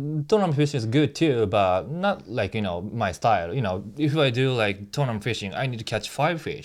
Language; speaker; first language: English; non-native, learner; Japanese